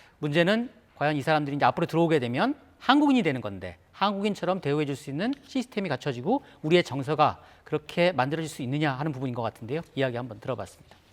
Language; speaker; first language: Korean; native; Korean